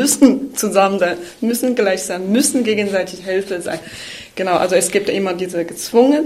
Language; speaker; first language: German; non-native, fluent; Chinese